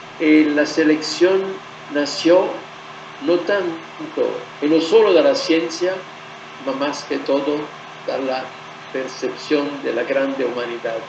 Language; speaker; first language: Spanish; non-native, fluent; Italian